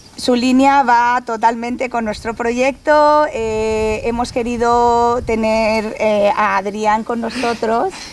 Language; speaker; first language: Spanish; native; Spanish